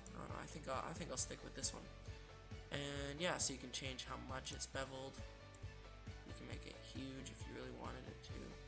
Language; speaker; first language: English; native; English